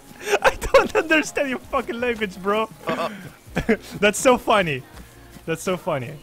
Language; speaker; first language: English; non-native, learner; Russian